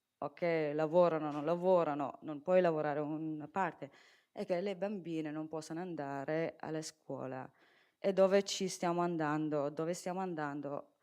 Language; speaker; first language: Italian; non-native, fluent; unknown